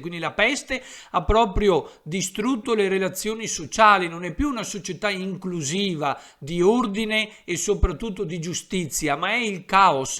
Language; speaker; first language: Italian; native; Italian